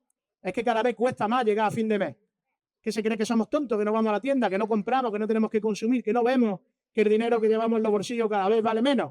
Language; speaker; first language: Spanish; native; Spanish